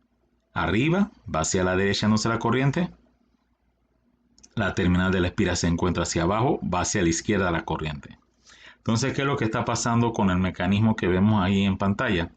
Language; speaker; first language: Spanish; native; Spanish